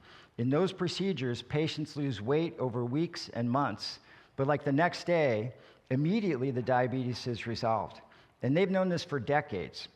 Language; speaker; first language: English; native; English